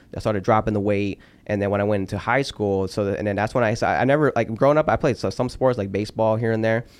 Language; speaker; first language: English; early bilingual, other home language; Polish